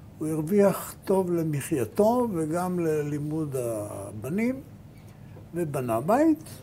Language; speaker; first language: Hebrew; native; Hebrew